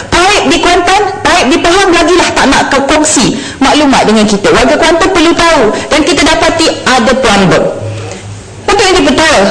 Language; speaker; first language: Malay; native; Malay